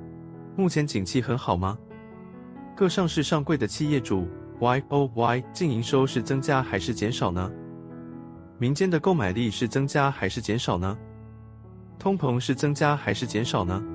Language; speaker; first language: Chinese; native; Chinese